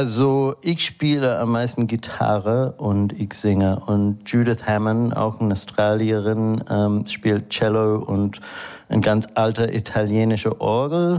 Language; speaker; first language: German; non-native, fluent; English